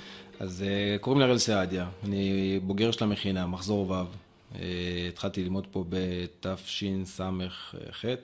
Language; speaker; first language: Hebrew; native; Hebrew